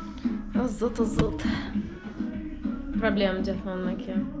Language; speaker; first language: Albanian; non-native, learner; Russian